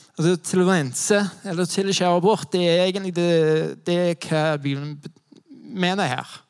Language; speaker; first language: Norwegian; non-native, fluent; English